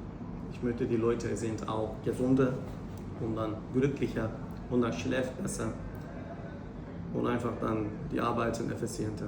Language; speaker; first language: German; non-native, learner; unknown